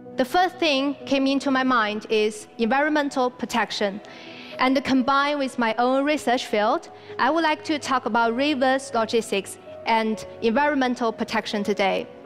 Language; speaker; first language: English; non-native, fluent; Chinese